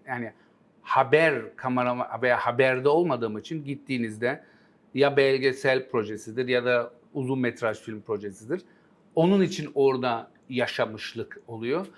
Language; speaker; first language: Turkish; early bilingual, heritage; Turkish